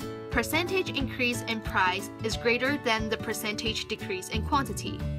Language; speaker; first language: English; non-native, local second language; Cantonese